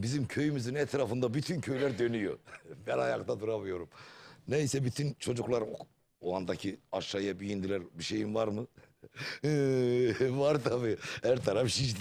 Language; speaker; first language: Turkish; native; Turkish